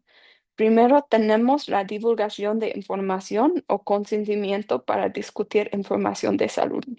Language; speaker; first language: Spanish; non-native, fluent; English